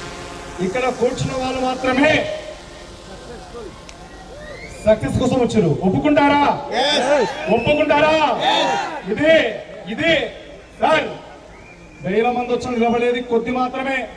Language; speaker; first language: Telugu; native; Telugu